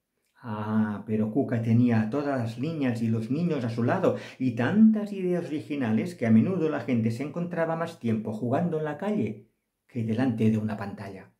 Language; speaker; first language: Spanish; non-native, local second language; Catalan